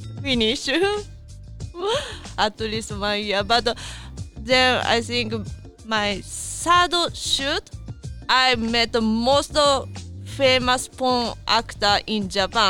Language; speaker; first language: English; non-native, learner; Japanese